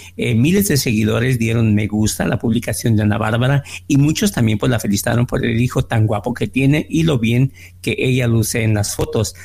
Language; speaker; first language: Spanish; native; Spanish